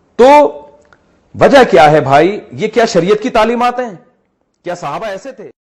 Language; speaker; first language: Urdu; native; Urdu